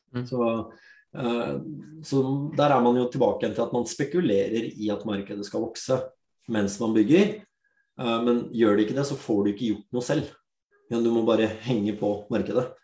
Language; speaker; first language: Norwegian; early bilingual, other home language; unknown